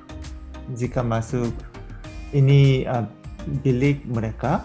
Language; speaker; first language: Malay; non-native, learner; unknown